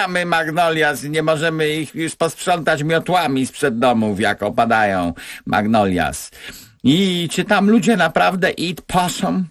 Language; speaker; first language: Polish; native; Polish